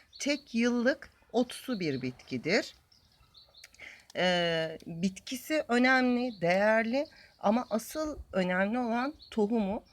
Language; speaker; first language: Turkish; native; Turkish